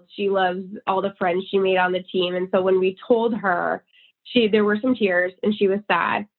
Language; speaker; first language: English; native; English